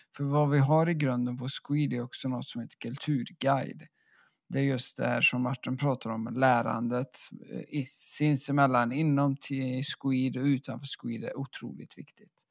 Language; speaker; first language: Swedish; native; Swedish